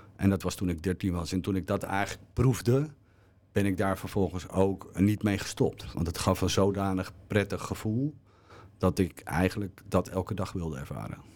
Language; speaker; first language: Dutch; native; Dutch